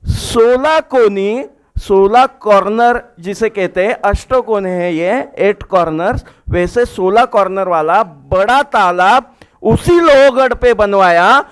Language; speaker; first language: Hindi; non-native, local second language; Marathi